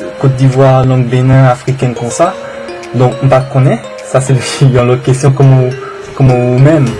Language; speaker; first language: Haitian Creole; non-native, fluent; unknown